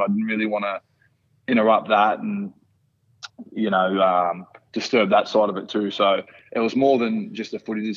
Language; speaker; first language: English; native; English